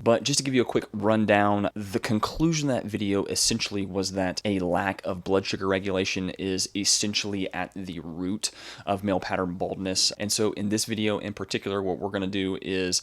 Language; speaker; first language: English; native; English